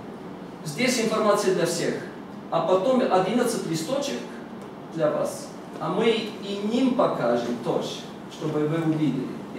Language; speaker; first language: Russian; non-native, fluent; Bulgarian